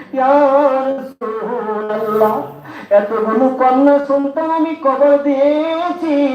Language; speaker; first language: Bangla; native; Bangla